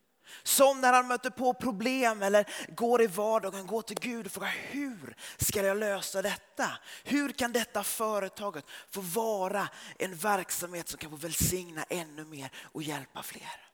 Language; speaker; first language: Swedish; early bilingual, heritage; Swedish